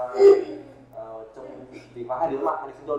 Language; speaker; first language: Vietnamese; native; Vietnamese